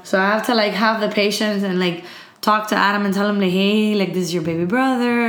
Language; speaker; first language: English; early bilingual, other home language; Spanish